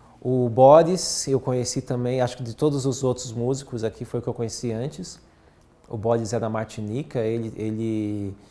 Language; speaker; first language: Portuguese; native; Portuguese